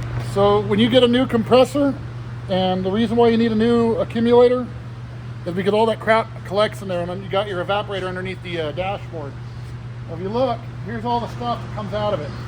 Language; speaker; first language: English; native; English